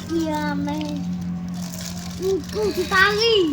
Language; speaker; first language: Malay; non-native, local second language; Javanese